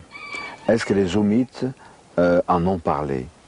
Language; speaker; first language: French; native; French